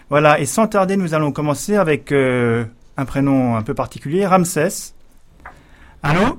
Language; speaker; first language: French; native; French